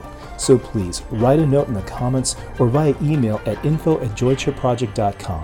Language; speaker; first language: English; native; English